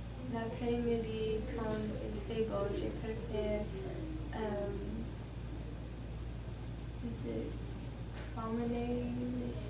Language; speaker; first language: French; non-native, learner; English